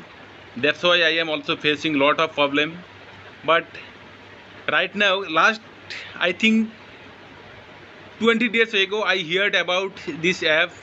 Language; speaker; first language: English; non-native, learner; Bangla